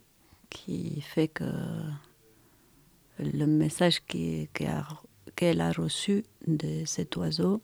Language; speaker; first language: French; non-native, fluent; Romanian